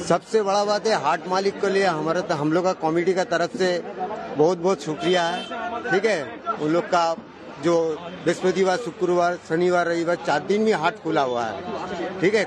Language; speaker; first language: Hindi; non-native, local second language; Bangla